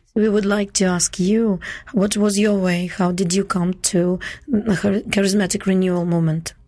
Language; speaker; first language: English; non-native, fluent; Ukrainian